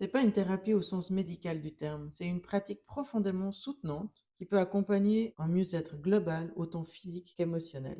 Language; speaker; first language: French; native; French